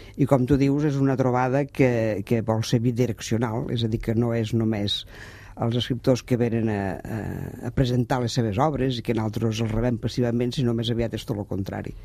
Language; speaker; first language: Catalan; native; Catalan